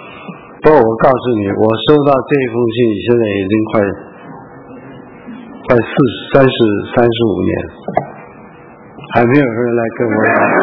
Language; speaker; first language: Chinese; early bilingual, heritage; Chinese